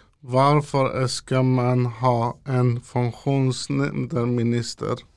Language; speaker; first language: Swedish; non-native, local second language; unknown